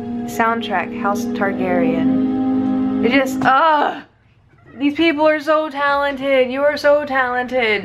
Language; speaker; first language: English; native; English